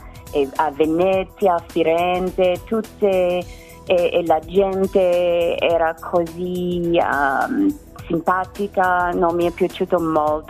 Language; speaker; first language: Italian; non-native, learner; English